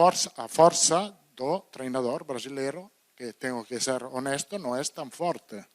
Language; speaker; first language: Portuguese; non-native, fluent; Italian